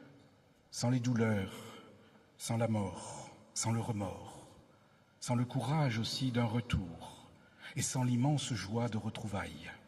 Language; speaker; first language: French; native; French